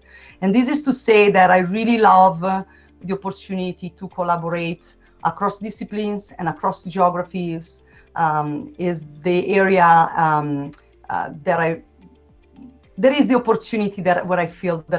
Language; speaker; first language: English; non-native, fluent; Italian